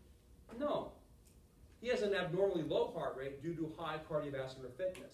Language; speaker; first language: English; native; English